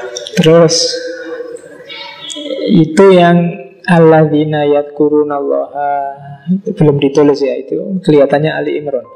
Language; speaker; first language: Indonesian; native; Indonesian